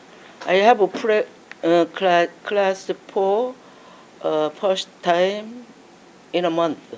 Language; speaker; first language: English; non-native, learner; Korean